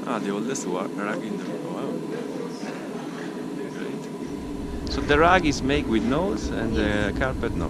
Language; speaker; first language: English; non-native, learner; Italian